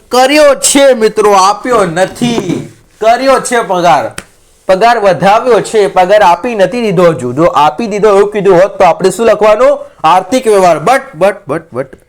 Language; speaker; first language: Gujarati; non-native, local second language; Marathi